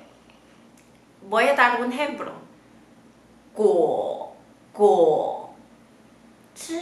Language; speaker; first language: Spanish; non-native, fluent; Chinese